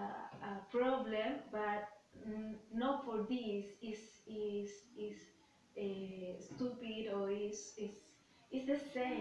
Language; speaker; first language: English; non-native, learner; Spanish